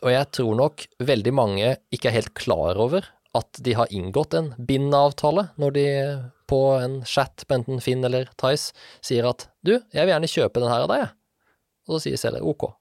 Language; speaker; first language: Norwegian; native; Norwegian